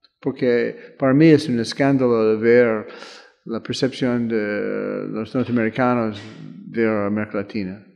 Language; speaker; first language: Spanish; non-native, fluent; English